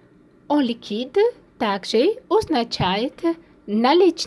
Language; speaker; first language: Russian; non-native, fluent; French